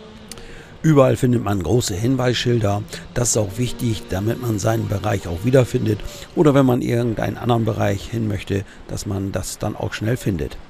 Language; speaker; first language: German; native; German